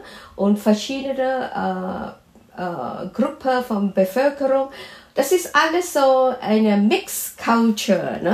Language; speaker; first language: German; non-native, fluent; Malay